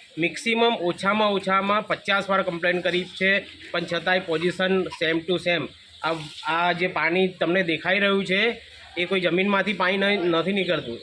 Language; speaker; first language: Gujarati; native; Gujarati